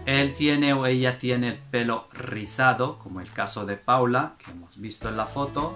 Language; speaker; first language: Spanish; non-native, fluent; Arabic